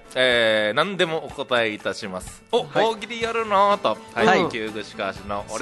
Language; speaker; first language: Japanese; native; Japanese